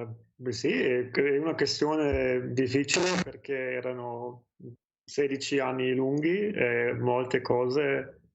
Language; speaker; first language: Italian; non-native, fluent; German